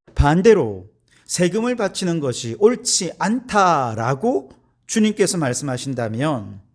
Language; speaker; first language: Korean; native; Korean